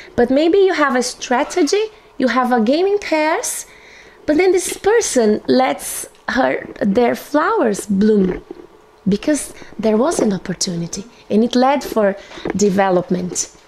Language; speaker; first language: English; non-native, fluent; Portuguese